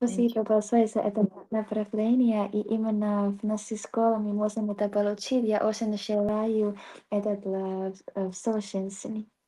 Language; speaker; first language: Russian; non-native, learner; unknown